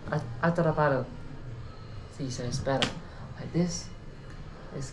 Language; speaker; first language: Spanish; non-native, learner; English